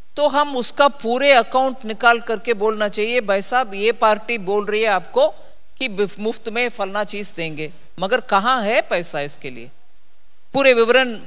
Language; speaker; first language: Hindi; non-native, local second language; Tamil